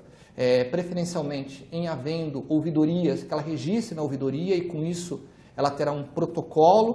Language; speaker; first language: Portuguese; native; Portuguese